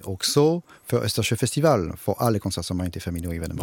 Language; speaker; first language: Swedish; non-native, fluent; French